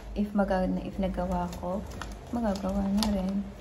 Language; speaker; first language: Filipino; non-native, local second language; Cebuano